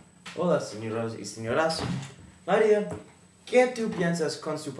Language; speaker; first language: Spanish; non-native, learner; English